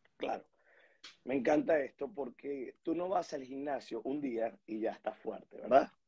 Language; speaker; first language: Spanish; native; Spanish